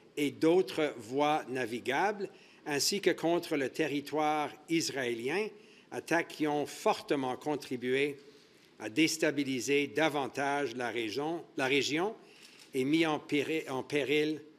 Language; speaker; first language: French; early bilingual, heritage; French